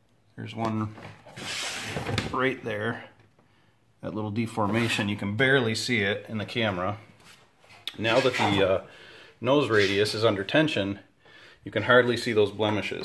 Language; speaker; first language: English; native; English